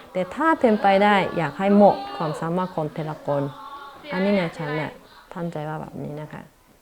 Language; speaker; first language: Thai; non-native, fluent; Japanese